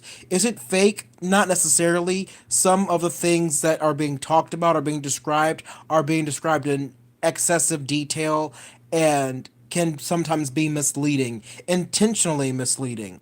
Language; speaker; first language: English; native; English